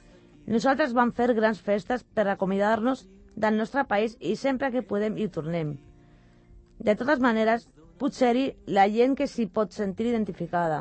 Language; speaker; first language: Catalan; non-native, fluent; Spanish